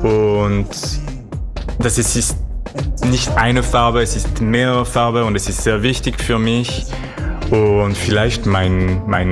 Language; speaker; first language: German; non-native, learner; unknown